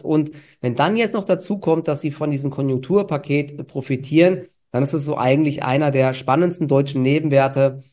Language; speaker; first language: German; native; German